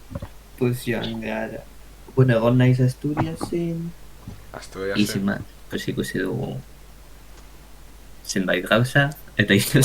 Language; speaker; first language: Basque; non-native, local second language; Spanish